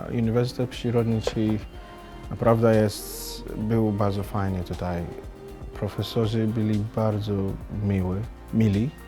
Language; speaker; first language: Polish; non-native, fluent; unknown